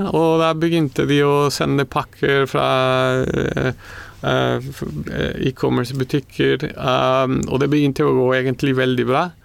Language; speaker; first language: Norwegian; non-native, fluent; Spanish